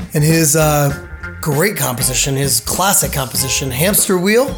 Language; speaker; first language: English; native; English